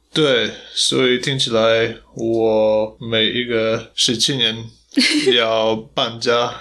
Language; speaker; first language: Chinese; non-native, fluent; Polish